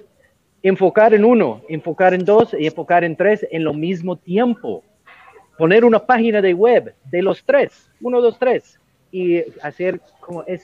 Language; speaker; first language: Spanish; non-native, learner; English